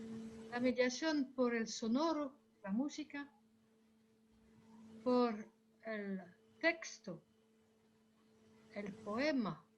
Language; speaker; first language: Spanish; non-native, fluent; French